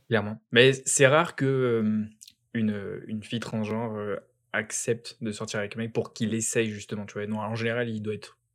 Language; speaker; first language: French; native; French